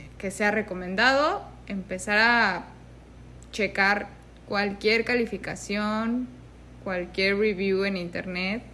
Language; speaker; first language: Spanish; native; Spanish